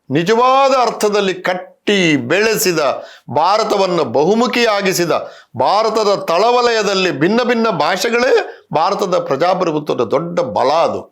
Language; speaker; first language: Kannada; non-native, local second language; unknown